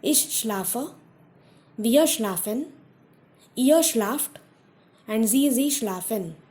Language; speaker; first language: German; non-native, fluent; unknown